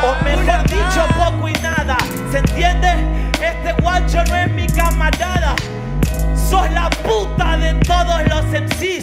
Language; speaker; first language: Spanish; native; Spanish